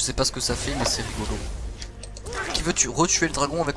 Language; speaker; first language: French; native; French